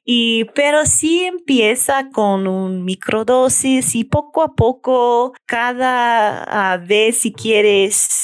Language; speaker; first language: Spanish; non-native, learner; English